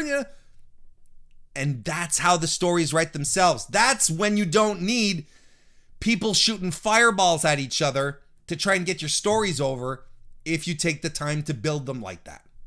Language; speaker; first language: English; native; English